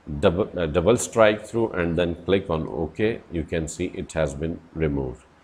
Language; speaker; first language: English; non-native, local second language; Urdu